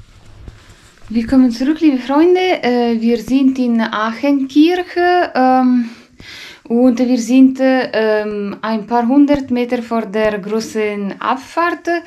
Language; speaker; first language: German; non-native, fluent; Italian